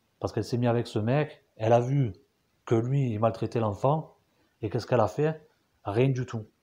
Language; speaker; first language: French; native; French